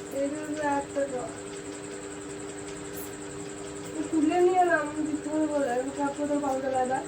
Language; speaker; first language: Hindi; non-native, local second language; Bangla